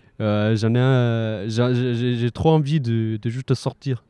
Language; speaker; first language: French; non-native, fluent; Chinese